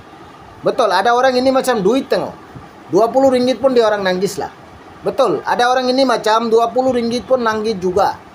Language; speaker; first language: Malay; non-native, learner; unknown